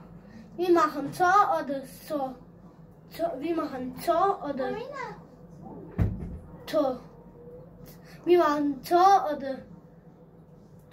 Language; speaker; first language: German; early bilingual, other home language; Urdu